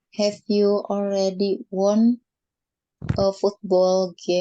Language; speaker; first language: English; non-native, learner; Indonesian